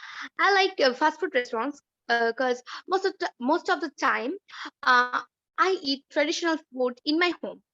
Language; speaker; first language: English; non-native, learner; Bangla